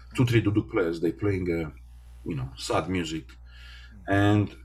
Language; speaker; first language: English; non-native, fluent; Armenian